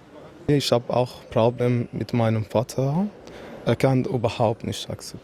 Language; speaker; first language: German; non-native, learner; Persian